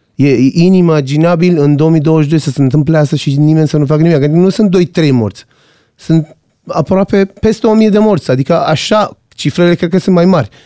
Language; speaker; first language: Romanian; non-native, fluent; Persian